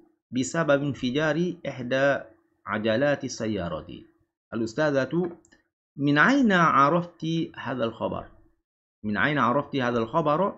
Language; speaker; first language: Arabic; non-native, fluent; Malay